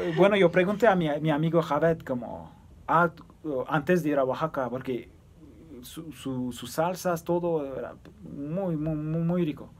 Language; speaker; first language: Spanish; early bilingual, other home language; Turkish